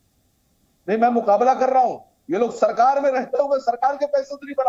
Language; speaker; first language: Hindi; native; Hindi